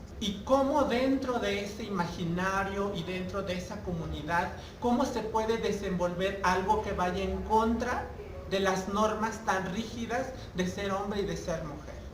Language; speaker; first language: Spanish; non-native, local second language; Nahuatl languages